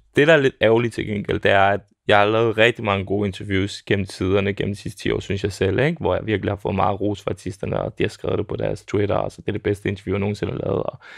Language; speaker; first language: Danish; early bilingual, other home language; Serbian